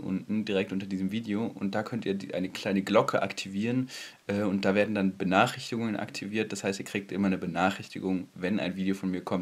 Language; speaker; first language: German; native; German